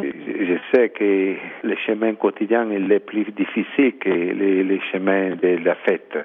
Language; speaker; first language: French; non-native, learner; Italian